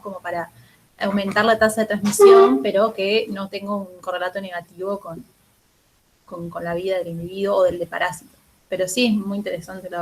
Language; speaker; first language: Spanish; native; Spanish